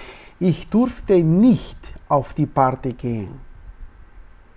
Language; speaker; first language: German; non-native, learner; Spanish